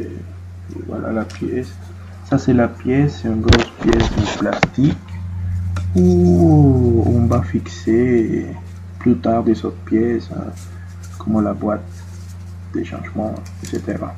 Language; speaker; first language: French; non-native, fluent; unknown